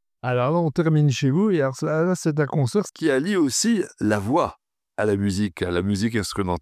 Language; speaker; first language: French; native; French